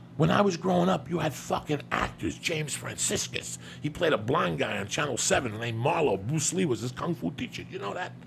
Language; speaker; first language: English; non-native, fluent; Spanish